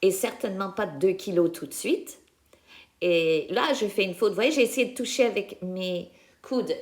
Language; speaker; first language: French; non-native, fluent; English